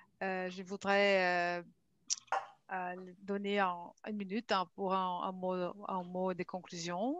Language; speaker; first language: French; non-native, fluent; Portuguese